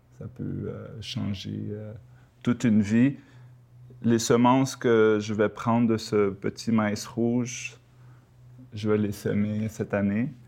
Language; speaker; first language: French; early bilingual, other home language; Spanish